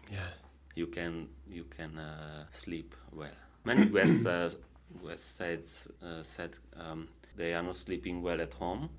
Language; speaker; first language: English; non-native, learner; Hungarian